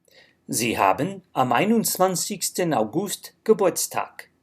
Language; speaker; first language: German; non-native, fluent; English